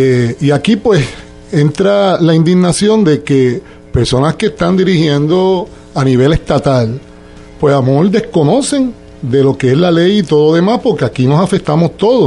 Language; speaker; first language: Spanish; native; Spanish